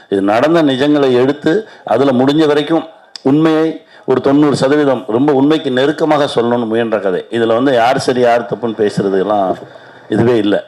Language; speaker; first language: Tamil; native; Tamil